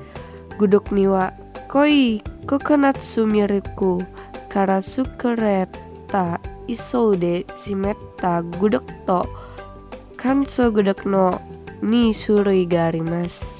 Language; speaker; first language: Japanese; non-native, fluent; Indonesian